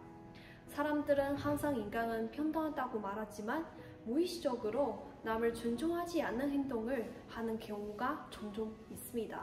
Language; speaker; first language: Korean; non-native, fluent; Chinese